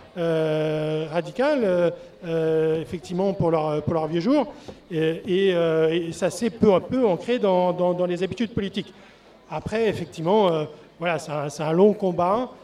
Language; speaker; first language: French; native; French